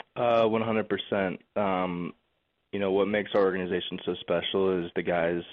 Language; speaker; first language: English; native; English